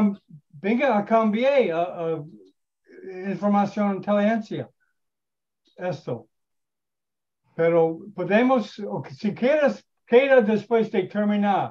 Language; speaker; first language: Spanish; non-native, learner; English